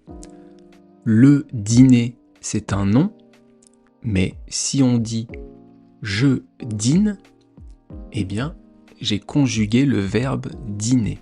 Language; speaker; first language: French; native; French